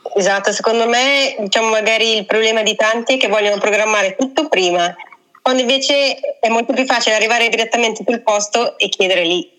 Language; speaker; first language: Italian; native; Italian